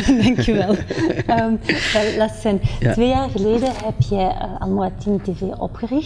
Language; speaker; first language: Dutch; native; Dutch